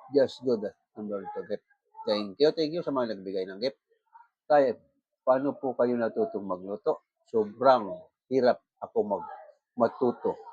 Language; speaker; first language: Filipino; non-native, local second language; Bikol